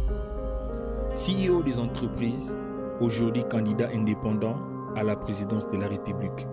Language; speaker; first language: French; non-native, local second language; Lingala